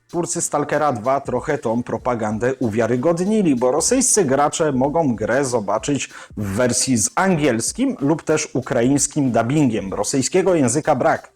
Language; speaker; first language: Polish; native; Polish